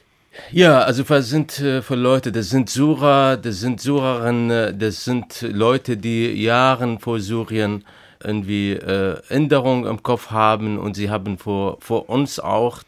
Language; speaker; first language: German; non-native, fluent; Arabic